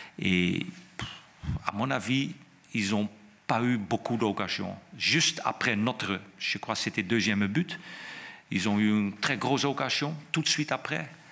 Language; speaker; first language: French; non-native, fluent; Dutch